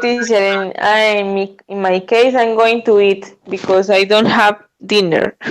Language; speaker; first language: English; non-native, learner; Spanish